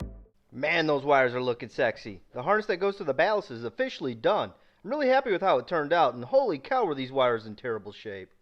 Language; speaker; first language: English; native; English